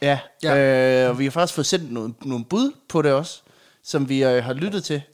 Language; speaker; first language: Danish; native; Danish